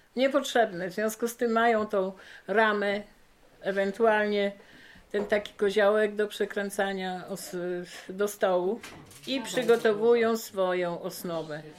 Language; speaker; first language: Polish; native; Polish